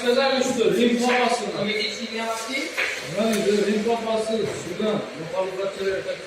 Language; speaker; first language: Russian; non-native, fluent; Tajik